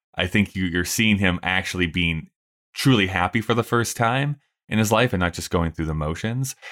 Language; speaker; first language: English; native; English